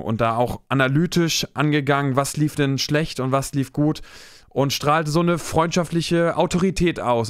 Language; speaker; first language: German; native; German